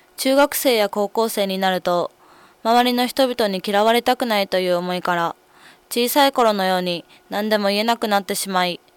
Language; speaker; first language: Japanese; native; Japanese